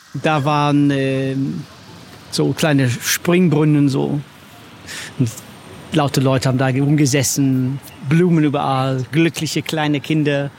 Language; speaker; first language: German; non-native, fluent; English